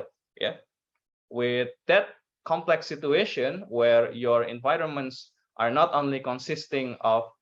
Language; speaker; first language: English; non-native, learner; Indonesian